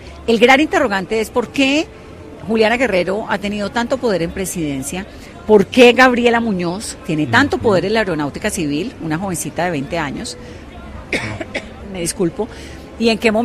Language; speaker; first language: Spanish; native; Spanish